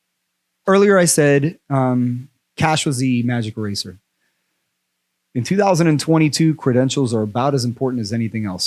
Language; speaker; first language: English; native; English